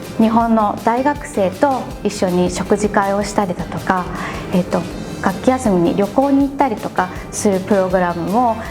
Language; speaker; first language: Japanese; native; Japanese